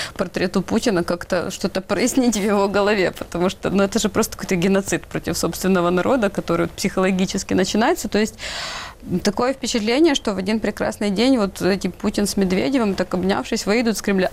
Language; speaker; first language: Russian; non-native, local second language; Ukrainian